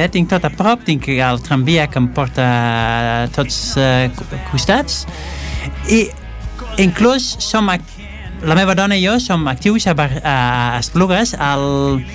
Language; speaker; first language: Catalan; non-native, fluent; Dutch